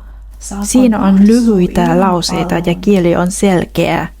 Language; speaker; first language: Finnish; non-native, fluent; Vietnamese